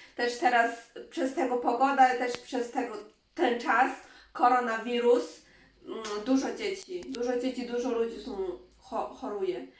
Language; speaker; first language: Polish; non-native, learner; Chinese